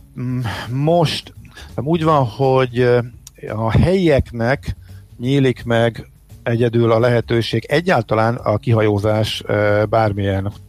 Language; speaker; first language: Hungarian; native; Hungarian